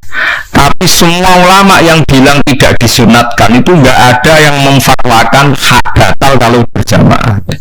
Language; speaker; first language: Indonesian; non-native, local second language; Javanese